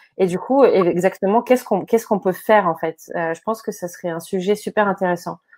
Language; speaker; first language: French; non-native, fluent; Ukrainian